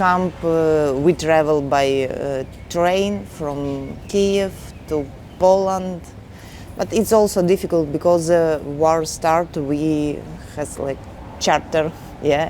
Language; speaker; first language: English; non-native, learner; Ukrainian